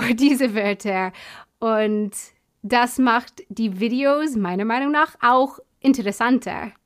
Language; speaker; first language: German; non-native, fluent; English